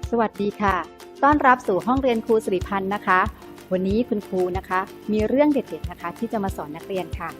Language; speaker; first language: Thai; native; Thai